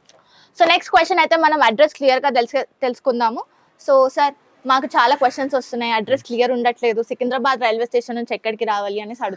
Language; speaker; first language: Telugu; native; Telugu